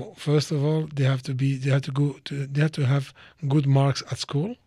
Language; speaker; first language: English; non-native, fluent; French